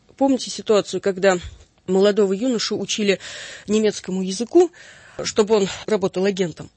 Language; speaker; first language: Russian; native; Russian